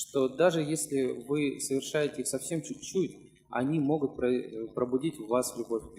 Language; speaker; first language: Russian; native; Russian